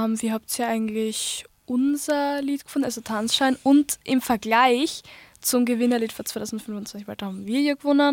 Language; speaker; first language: German; native; German